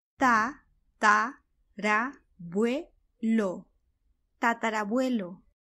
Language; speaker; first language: Spanish; native; Spanish